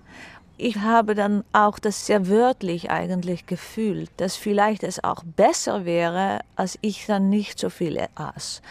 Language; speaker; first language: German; non-native, fluent; Dutch